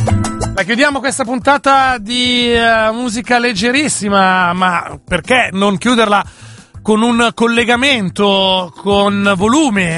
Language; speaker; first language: Italian; native; Italian